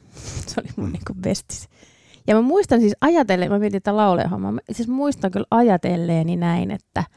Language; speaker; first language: Finnish; early bilingual, other home language; English